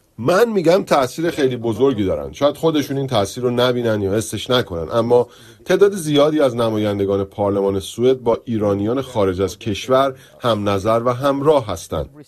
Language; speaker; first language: Persian; early bilingual, heritage; Persian